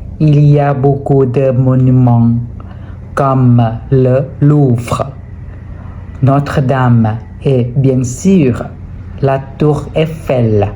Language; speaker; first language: French; non-native, fluent; Thai